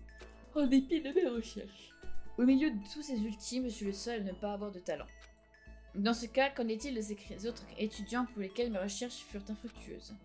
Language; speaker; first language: French; native; French